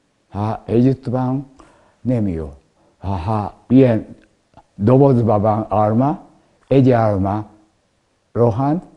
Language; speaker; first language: Hungarian; non-native, learner; Japanese